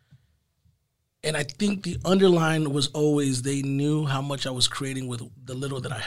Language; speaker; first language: English; early bilingual, other home language; Spanish